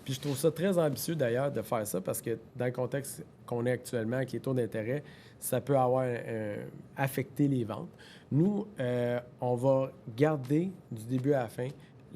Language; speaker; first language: French; native; French